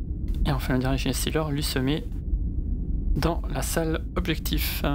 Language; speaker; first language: French; native; French